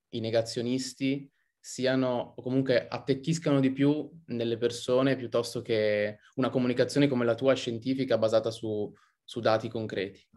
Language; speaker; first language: Italian; native; Italian